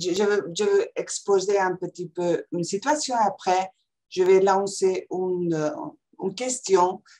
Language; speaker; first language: French; non-native, fluent; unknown